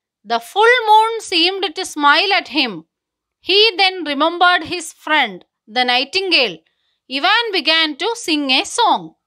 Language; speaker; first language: English; non-native, local second language; Malayalam